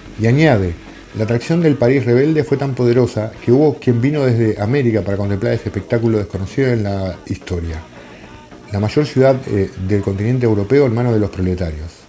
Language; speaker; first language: Spanish; native; Spanish